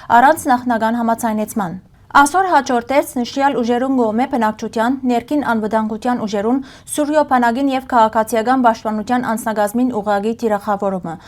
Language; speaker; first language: Armenian; early bilingual, heritage; Armenian